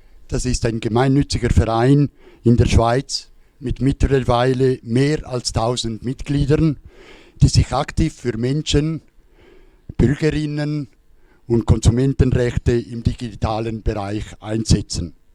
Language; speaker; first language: German; native; German